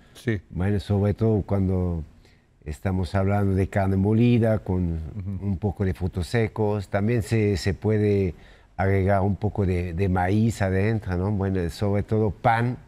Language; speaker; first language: Spanish; non-native, fluent; French